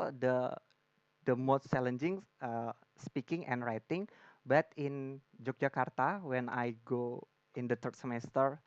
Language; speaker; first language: English; non-native, learner; Indonesian